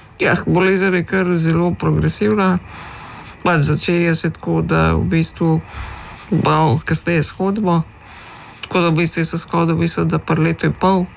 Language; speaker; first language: Slovenian; early bilingual, other home language; Macedonian